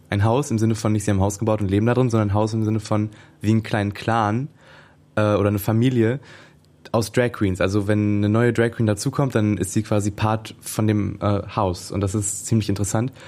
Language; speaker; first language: German; native; German